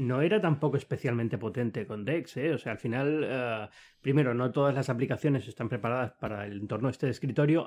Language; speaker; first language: Spanish; native; Spanish